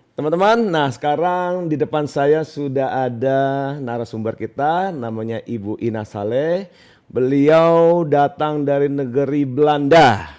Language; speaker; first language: Indonesian; native; Indonesian